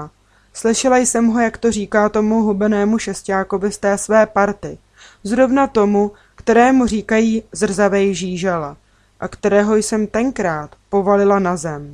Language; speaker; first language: Czech; native; Czech